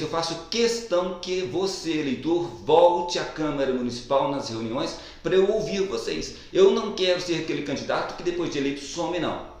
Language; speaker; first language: Portuguese; native; Portuguese